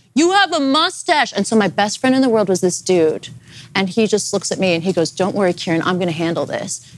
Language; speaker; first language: English; native; English